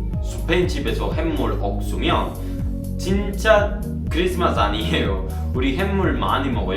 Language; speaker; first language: Korean; non-native, learner; Spanish